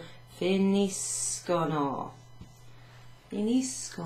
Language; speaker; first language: Italian; non-native, fluent; English